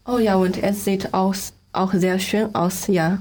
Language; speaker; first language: German; non-native, learner; Chinese